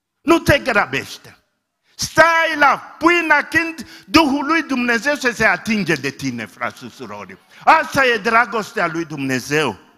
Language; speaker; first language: Romanian; non-native, fluent; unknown